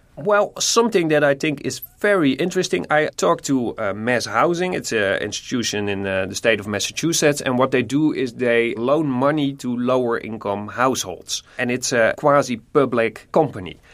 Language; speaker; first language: English; non-native, fluent; Dutch